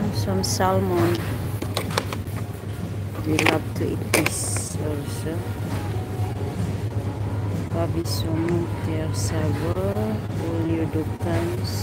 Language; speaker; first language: English; non-native, local second language; Filipino